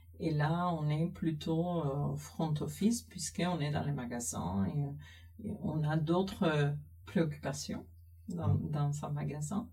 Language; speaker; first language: French; non-native, fluent; Spanish